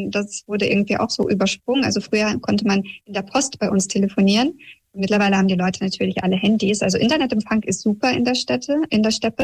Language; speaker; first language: German; early bilingual, other home language; Russian